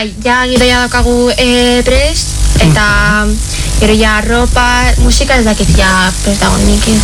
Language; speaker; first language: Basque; non-native, local second language; Spanish